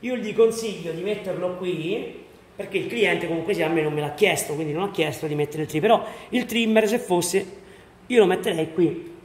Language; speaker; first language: Italian; native; Italian